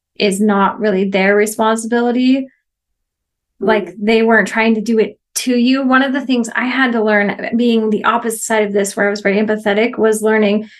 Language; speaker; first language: English; native; English